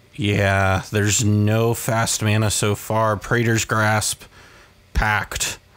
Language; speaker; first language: English; native; English